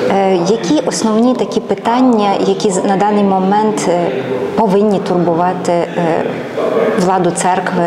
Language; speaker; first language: Ukrainian; native; Ukrainian